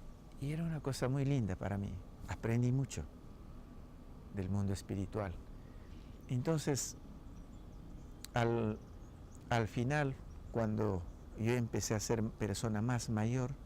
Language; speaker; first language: Spanish; non-native, local second language; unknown